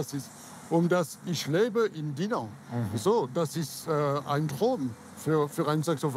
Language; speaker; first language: German; non-native, learner; French